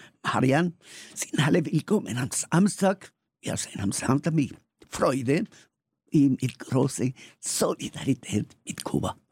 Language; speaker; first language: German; non-native, learner; Spanish